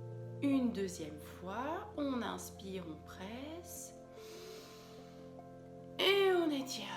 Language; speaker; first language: French; native; French